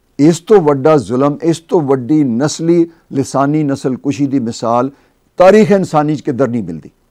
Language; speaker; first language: Punjabi; native; Punjabi